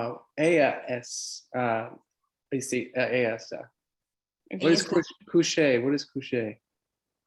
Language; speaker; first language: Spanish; non-native, learner; English